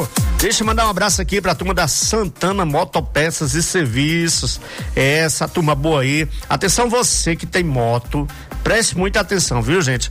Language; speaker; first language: Portuguese; native; Portuguese